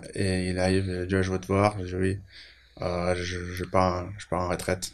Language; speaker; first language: French; non-native, fluent; Portuguese